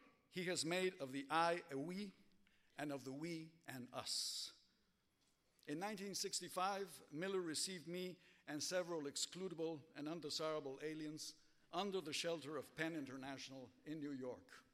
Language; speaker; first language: English; early bilingual, other home language; Spanish